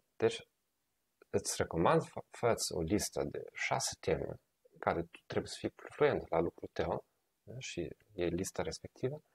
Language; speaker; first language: Romanian; non-native, fluent; German